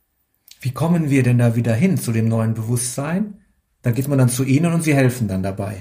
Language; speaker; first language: German; native; German